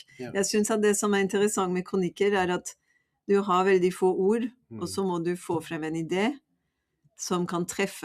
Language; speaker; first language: Norwegian; non-native, fluent; French